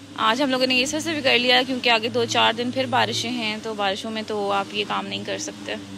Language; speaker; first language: Urdu; native; Urdu